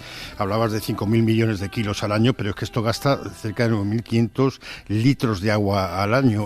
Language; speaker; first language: Spanish; native; Spanish